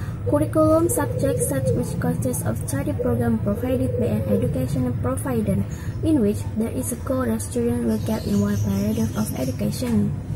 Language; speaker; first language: English; non-native, fluent; Indonesian